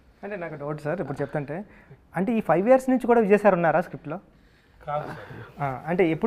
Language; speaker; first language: Telugu; native; Telugu